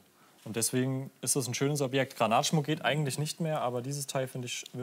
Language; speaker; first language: German; native; German